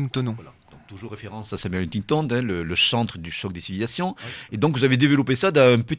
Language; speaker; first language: French; native; French